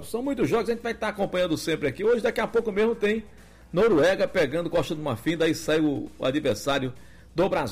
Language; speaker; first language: Portuguese; native; Portuguese